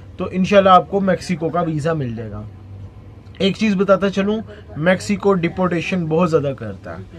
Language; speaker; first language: Urdu; non-native, local second language; Punjabi